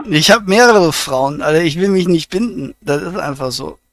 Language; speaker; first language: German; native; German